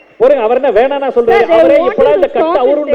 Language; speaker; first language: Tamil; native; Tamil